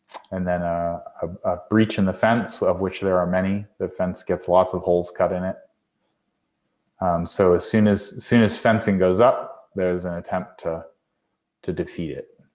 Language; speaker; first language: English; native; English